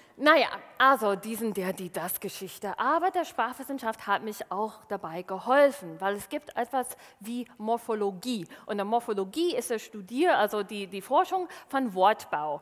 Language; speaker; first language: German; non-native, fluent; English